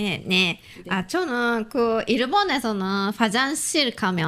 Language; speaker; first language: Korean; non-native, fluent; Japanese